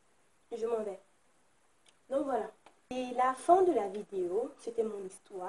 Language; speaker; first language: French; native; French